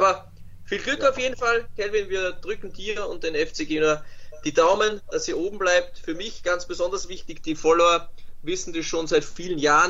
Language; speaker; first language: German; native; German